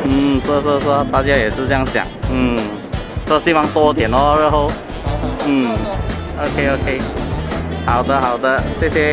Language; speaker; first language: Chinese; non-native, local second language; Cantonese